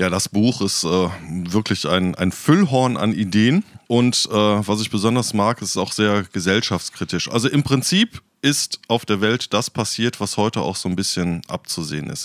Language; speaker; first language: German; native; German